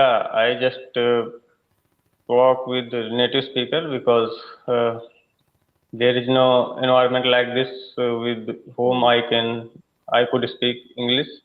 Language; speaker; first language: English; non-native, learner; Hindi